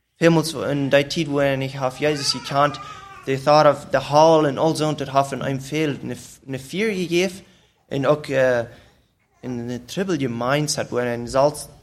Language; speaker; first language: German; native; German